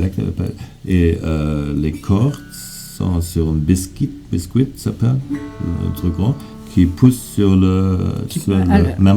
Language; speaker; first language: French; non-native, fluent; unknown